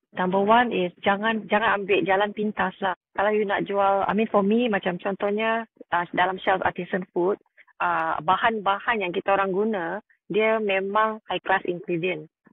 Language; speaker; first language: Malay; native; Malay